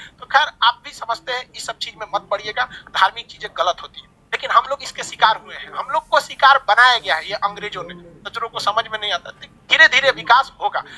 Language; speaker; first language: Hindi; native; Hindi